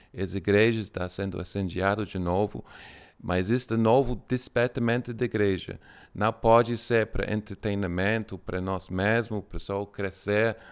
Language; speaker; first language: Portuguese; non-native, fluent; English